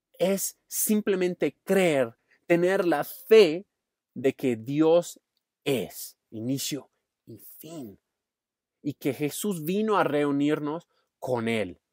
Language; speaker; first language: Spanish; non-native, fluent; English